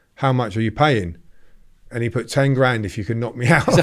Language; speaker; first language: English; native; English